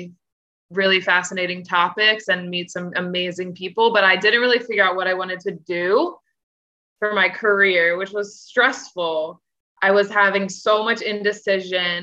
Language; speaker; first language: English; native; English